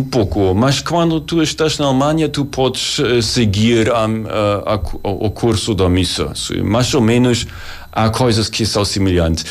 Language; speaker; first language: Portuguese; non-native, learner; German